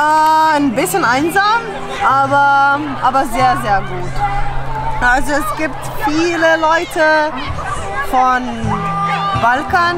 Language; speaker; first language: German; non-native, learner; Slovenian